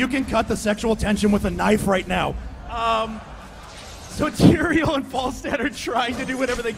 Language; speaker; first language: English; native; English